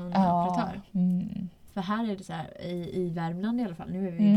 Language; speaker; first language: Swedish; native; Swedish